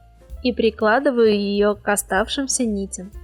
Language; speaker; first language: Russian; native; Russian